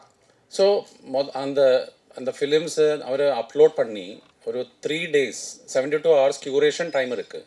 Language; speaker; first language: Tamil; non-native, fluent; Malayalam